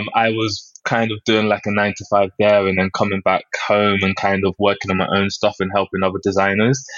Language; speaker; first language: English; native; English